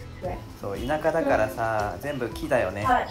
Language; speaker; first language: Japanese; native; Japanese